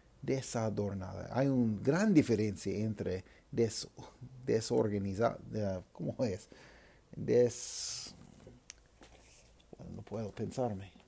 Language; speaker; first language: Spanish; non-native, fluent; English